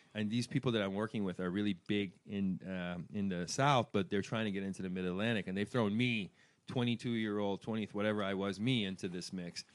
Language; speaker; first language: English; early bilingual, other home language; Persian